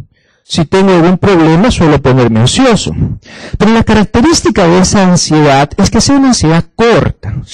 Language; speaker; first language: Spanish; native; Spanish